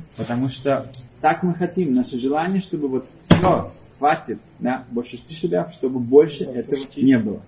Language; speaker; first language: Russian; early bilingual, heritage; Russian